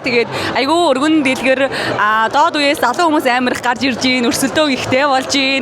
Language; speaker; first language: Mongolian; native; Mongolian